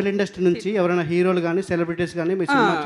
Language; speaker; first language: Telugu; native; Telugu